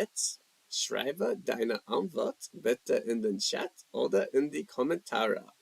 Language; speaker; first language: German; non-native, learner; English